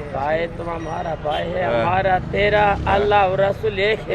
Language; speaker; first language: Hindi; non-native, learner; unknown